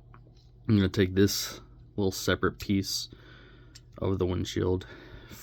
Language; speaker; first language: English; native; English